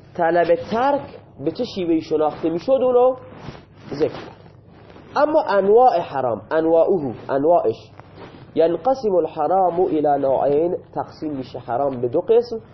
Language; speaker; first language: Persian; non-native, local second language; Baluchi